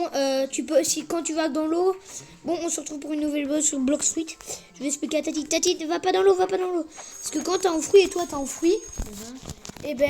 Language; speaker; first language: French; native; French